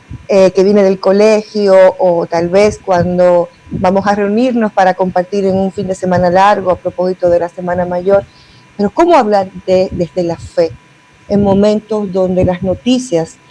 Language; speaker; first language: Spanish; native; Spanish